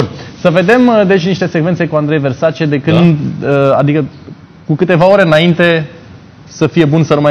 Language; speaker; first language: Romanian; native; Romanian